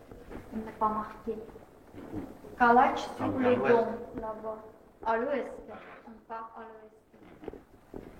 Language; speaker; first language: French; non-native, fluent; Russian